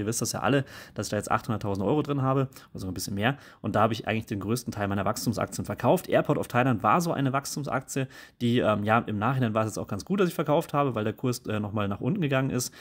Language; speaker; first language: German; native; German